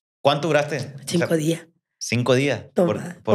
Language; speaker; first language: Spanish; native; Spanish